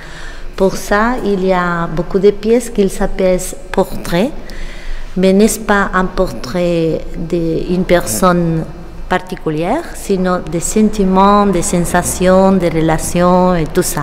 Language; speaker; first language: French; non-native, learner; Catalan